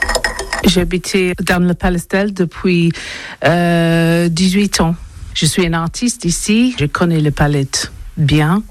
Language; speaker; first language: French; non-native, learner; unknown